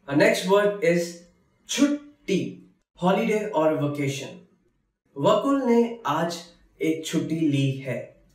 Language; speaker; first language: Hindi; native; Hindi